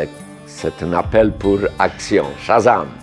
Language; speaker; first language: French; non-native, learner; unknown